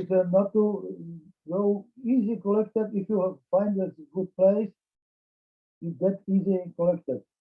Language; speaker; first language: English; non-native, learner; Czech